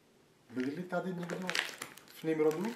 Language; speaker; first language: Czech; non-native, learner; Greek